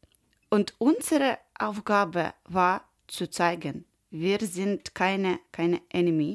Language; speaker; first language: German; non-native, learner; Ukrainian